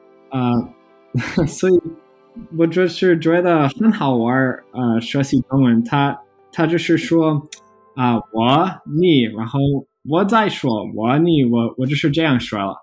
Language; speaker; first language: Chinese; non-native, learner; English